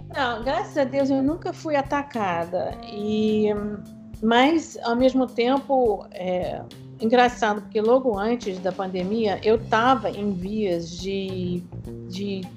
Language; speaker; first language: Portuguese; non-native, fluent; English